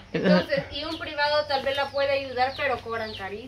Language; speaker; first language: Spanish; native; Spanish